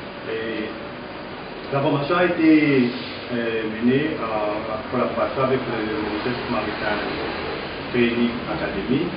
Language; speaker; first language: French; non-native, local second language; Morisyen